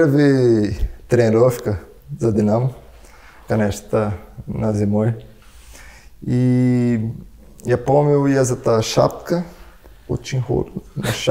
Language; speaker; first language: Russian; non-native, learner; Portuguese